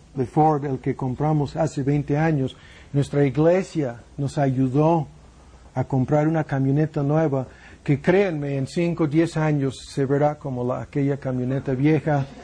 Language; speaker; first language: Spanish; non-native, fluent; English